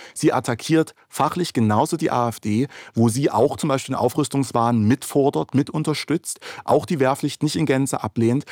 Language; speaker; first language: German; early bilingual, other home language; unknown